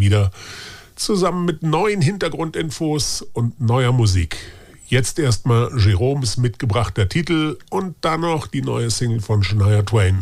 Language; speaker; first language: German; native; German